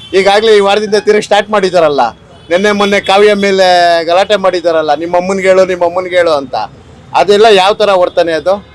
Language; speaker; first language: Kannada; native; Kannada